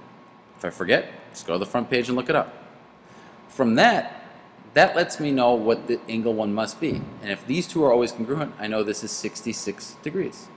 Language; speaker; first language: English; native; English